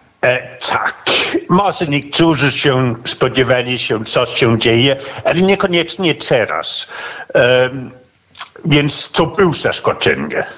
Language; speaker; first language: Polish; non-native, fluent; Danish